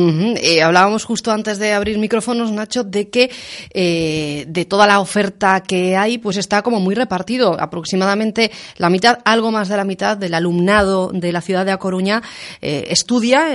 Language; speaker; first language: Spanish; native; Spanish